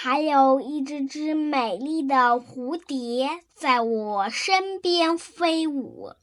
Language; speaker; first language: Chinese; non-native, learner; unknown